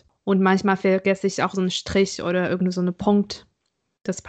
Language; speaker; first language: German; non-native, fluent; Chinese